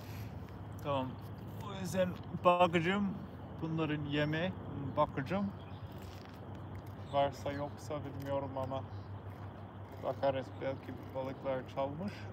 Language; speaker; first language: Turkish; non-native, learner; English